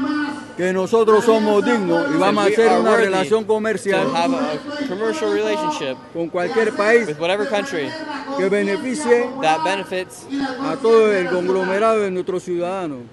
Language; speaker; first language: Spanish; native; Spanish